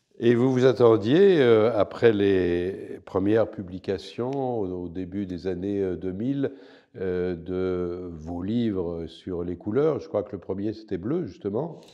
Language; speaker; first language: French; native; French